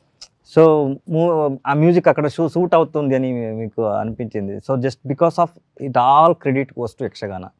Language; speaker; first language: Telugu; non-native, learner; Kannada